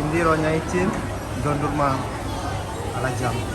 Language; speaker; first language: Turkish; non-native, fluent; Indonesian